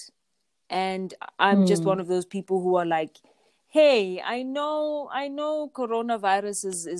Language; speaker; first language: English; non-native, local second language; Zulu